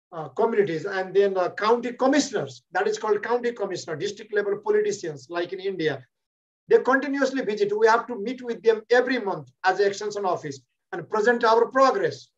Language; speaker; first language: English; non-native, local second language; Nepali